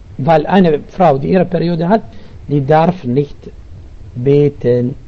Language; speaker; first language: German; non-native, fluent; Arabic